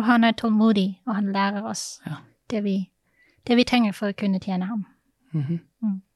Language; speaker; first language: Norwegian; non-native, fluent; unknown